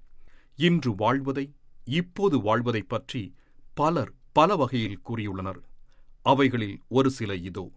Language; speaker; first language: Tamil; native; Tamil